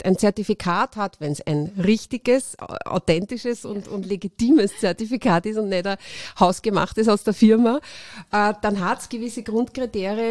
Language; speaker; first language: German; native; German